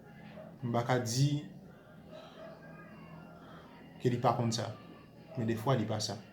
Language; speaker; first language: French; non-native, local second language; Haitian Creole